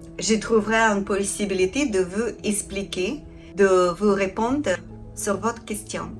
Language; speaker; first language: French; non-native, learner; Ukrainian